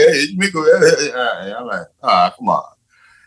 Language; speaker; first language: English; non-native, fluent; Spanish